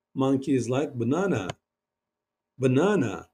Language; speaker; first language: English; non-native, learner; Turkish